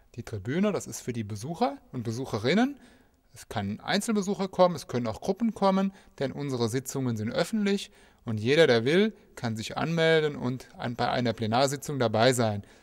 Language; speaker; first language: German; native; German